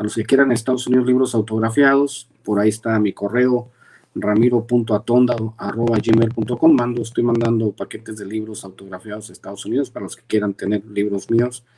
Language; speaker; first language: Spanish; native; Spanish